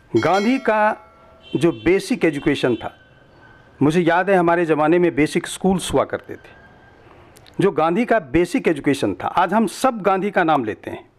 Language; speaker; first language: Hindi; native; Hindi